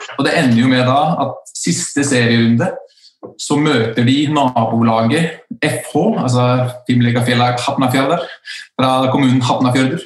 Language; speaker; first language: Norwegian; early bilingual, other home language; Icelandic